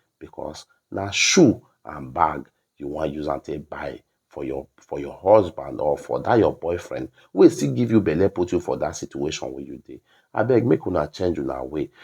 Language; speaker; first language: Nigerian Pidgin; native; Nigerian Pidgin